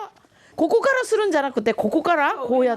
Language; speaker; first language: Japanese; non-native, fluent; Korean